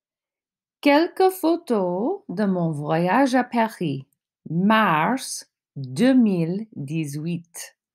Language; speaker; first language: French; non-native, fluent; English